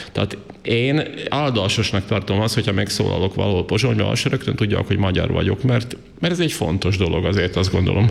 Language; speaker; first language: Hungarian; native; Hungarian